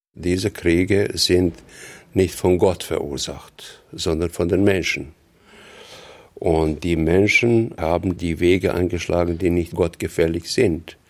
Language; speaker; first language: German; non-native, fluent; Bosnian